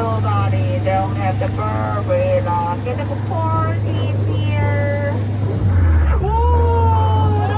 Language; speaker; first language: English; non-native, learner; Cantonese